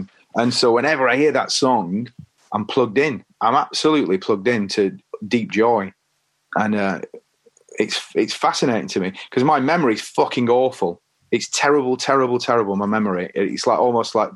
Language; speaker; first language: English; native; English